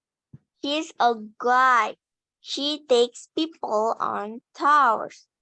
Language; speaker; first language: English; non-native, learner; Indonesian